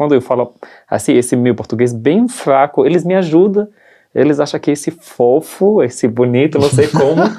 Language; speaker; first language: Portuguese; non-native, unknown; Arabic